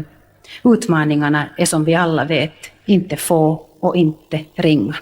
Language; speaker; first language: Swedish; native; Swedish